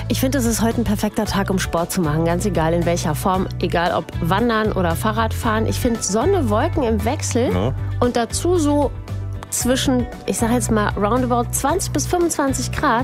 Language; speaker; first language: German; native; German